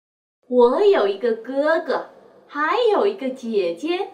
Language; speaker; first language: Chinese; non-native, fluent; Vietnamese